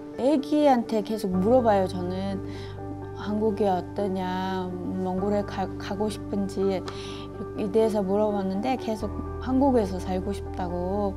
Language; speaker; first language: Korean; non-native, fluent; Mongolian